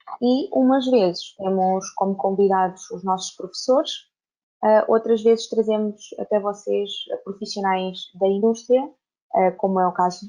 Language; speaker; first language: Portuguese; native; Portuguese